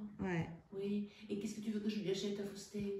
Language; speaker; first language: French; native; French